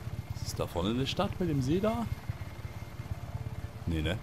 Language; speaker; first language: German; native; German